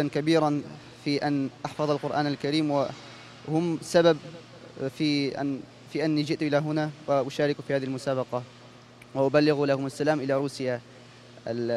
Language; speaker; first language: Arabic; non-native, fluent; Russian